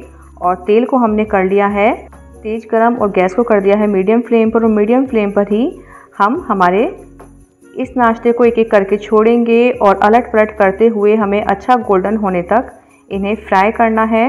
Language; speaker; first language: Hindi; native; Hindi